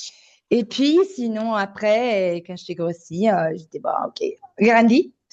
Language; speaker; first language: French; non-native, fluent; Italian